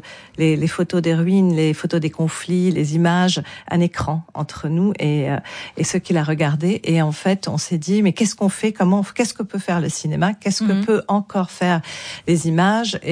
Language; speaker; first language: French; non-native, local second language; Arabic